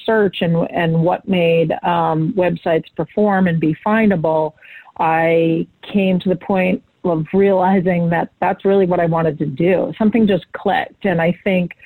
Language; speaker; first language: English; native; English